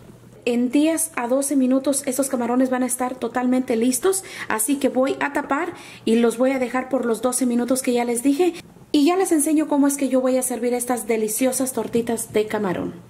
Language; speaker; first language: Spanish; native; Spanish